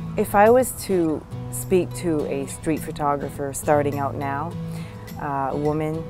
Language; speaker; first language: English; native; English